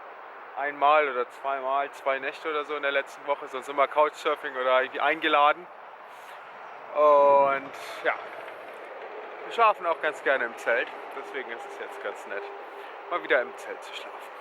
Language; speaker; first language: German; native; German